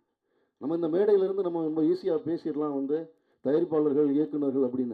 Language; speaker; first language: Tamil; native; Tamil